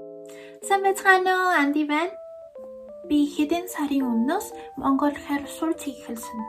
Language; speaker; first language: Mongolian; non-native, learner; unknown